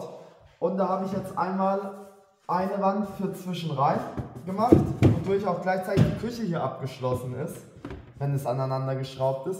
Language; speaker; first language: German; native; German